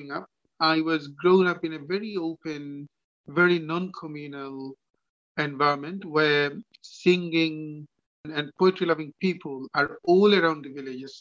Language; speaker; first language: English; non-native, local second language; Bangla